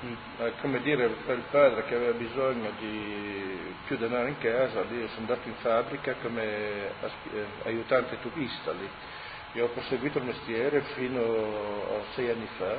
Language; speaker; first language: Italian; early bilingual, heritage; Italian